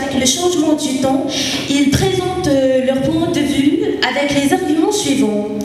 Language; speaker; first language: French; non-native, local second language; Arabic